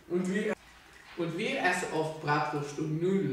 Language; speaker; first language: German; non-native, learner; Dutch